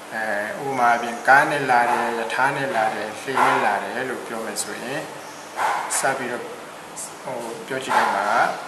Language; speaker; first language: Burmese; native; Burmese